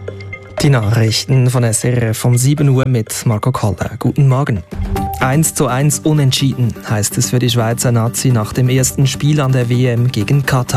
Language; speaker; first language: German; native; German